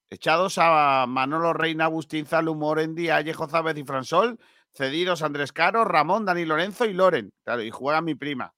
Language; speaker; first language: Spanish; native; Spanish